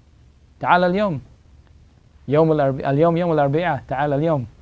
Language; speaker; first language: Arabic; non-native, learner; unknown